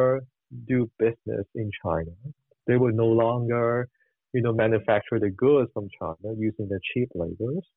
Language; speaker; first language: English; non-native, local second language; Cantonese